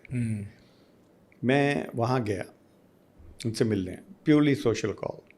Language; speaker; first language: Urdu; native; Urdu